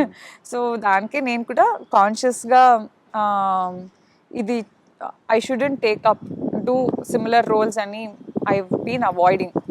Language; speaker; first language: Telugu; non-native, learner; Kannada